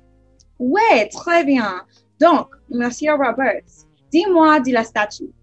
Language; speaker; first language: French; non-native, learner; English